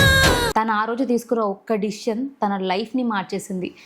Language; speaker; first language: Telugu; native; Telugu